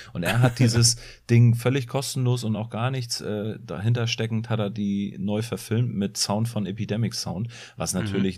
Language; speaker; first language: German; native; German